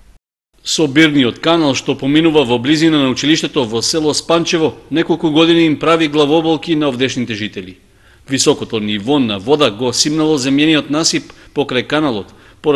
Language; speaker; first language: Macedonian; native; Macedonian